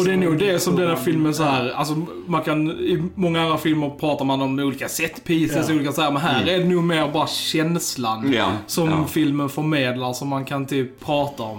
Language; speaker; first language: Swedish; native; Swedish